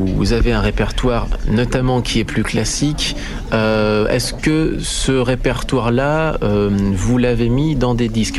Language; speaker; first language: French; native; French